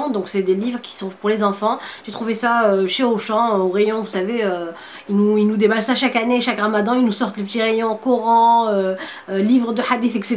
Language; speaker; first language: French; native; French